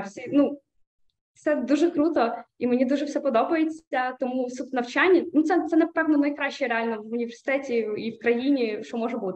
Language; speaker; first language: Ukrainian; native; Ukrainian